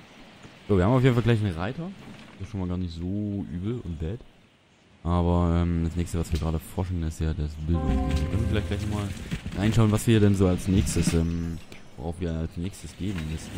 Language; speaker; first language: German; native; German